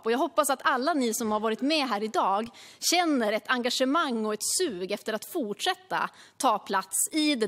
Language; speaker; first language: Swedish; native; Swedish